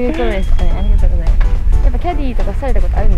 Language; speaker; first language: Japanese; native; Japanese